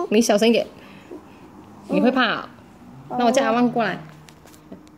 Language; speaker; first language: Chinese; native; Chinese